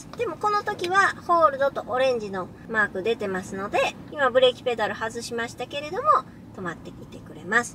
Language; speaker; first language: Japanese; native; Japanese